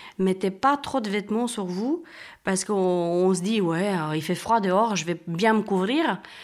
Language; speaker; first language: French; non-native, fluent; Romanian